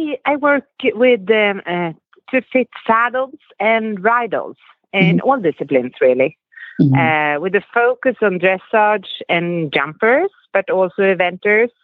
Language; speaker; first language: English; non-native, fluent; Swedish